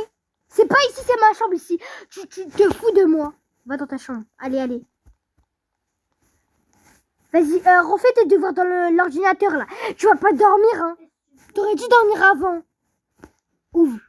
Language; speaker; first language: French; native; French